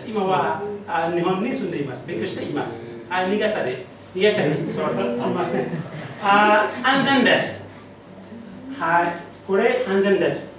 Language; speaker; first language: Japanese; non-native, learner; Mossi